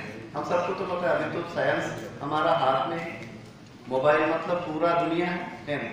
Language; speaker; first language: Hindi; non-native, learner; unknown